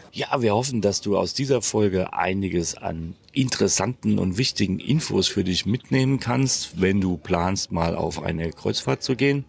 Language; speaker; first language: German; native; German